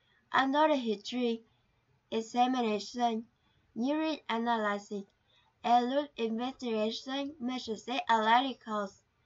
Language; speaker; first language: English; non-native, fluent; Vietnamese